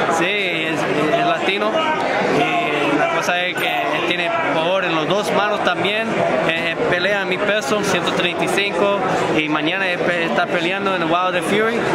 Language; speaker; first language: Spanish; early bilingual, heritage; English